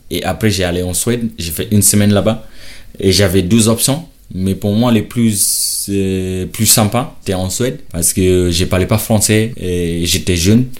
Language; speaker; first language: French; non-native, learner; Shona